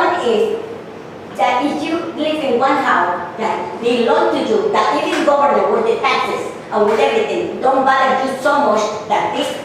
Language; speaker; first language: English; non-native, learner; Spanish